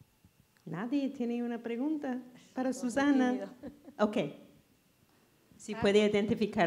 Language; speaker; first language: Spanish; non-native, fluent; English